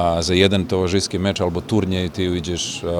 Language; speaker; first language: Polish; non-native, learner; Serbian